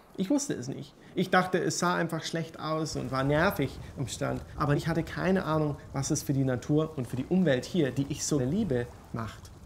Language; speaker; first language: German; early bilingual, heritage; German